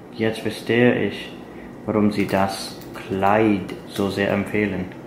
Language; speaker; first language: German; non-native, learner; English